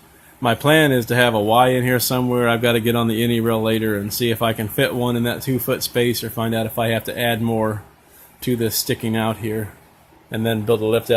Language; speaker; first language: English; native; English